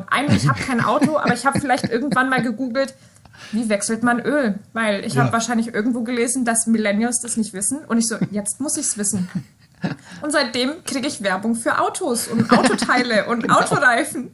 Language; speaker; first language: German; native; German